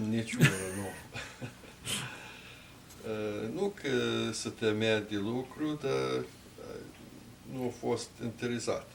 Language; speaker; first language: Romanian; early bilingual, heritage; Romanian